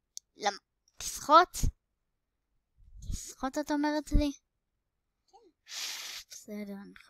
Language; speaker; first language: Hebrew; native; Hebrew